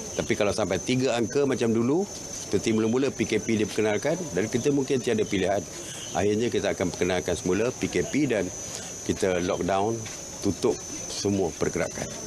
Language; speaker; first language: Malay; native; Malay